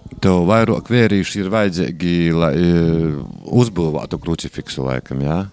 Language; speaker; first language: Latvian; native; Latvian